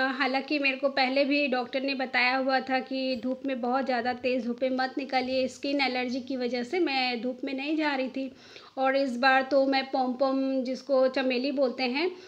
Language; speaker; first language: Hindi; non-native, local second language; Bangla